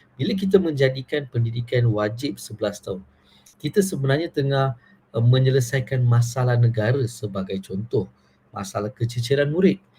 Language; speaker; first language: Malay; non-native, local second language; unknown